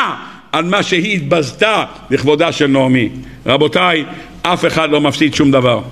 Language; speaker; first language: Hebrew; native; Hebrew